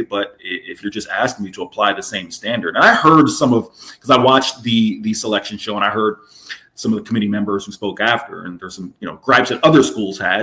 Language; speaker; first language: English; native; English